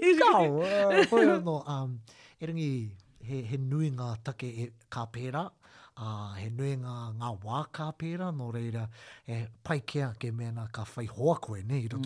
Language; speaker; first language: Māori; non-native, local second language; English